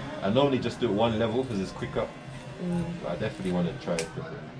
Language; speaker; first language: English; native; English